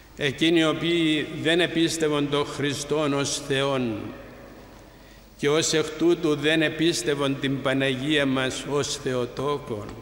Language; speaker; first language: Greek; native; Greek